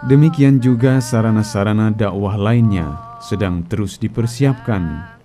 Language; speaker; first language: Indonesian; native; Indonesian